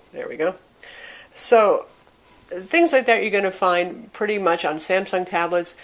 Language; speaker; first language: English; native; English